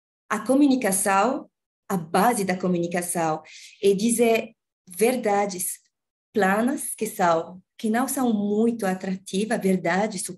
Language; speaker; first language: Portuguese; non-native, learner; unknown